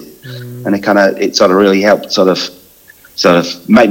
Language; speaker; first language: English; native; English